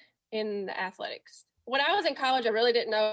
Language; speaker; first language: English; native; English